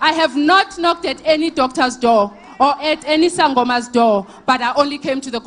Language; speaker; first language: English; non-native, local second language; Xhosa